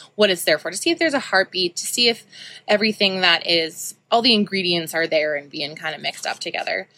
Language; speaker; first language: English; native; English